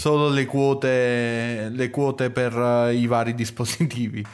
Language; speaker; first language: Italian; native; Italian